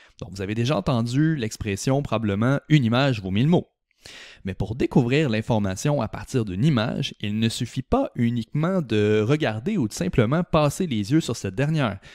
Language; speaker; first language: French; native; French